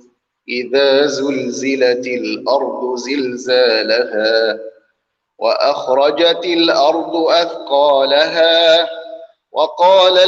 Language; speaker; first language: Arabic; native; Arabic